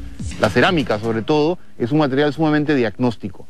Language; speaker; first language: Spanish; native; Spanish